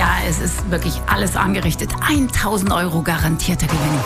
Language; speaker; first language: German; native; German